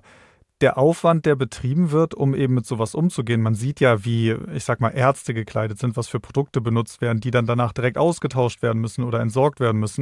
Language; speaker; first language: German; native; German